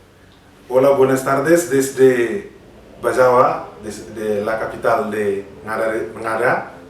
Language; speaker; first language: Spanish; non-native, fluent; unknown